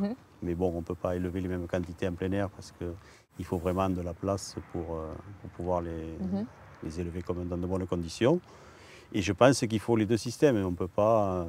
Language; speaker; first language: French; native; French